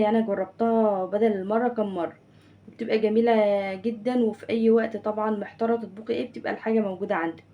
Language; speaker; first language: Arabic; native; Arabic